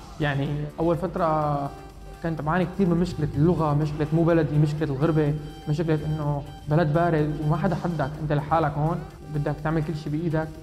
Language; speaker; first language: Arabic; native; Arabic